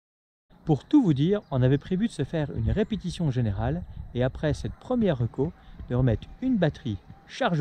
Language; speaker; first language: French; native; French